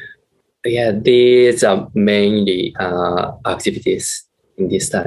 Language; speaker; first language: English; non-native, learner; Japanese